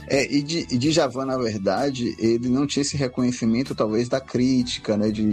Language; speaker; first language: Portuguese; native; Portuguese